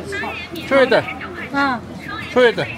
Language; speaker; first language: Russian; non-native, local second language; Yakut